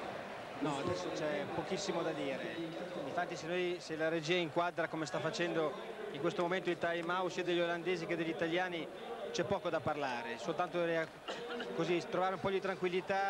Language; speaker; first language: Italian; native; Italian